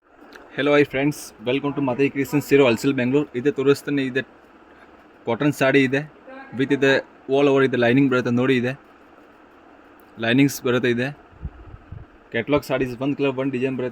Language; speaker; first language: Kannada; non-native, local second language; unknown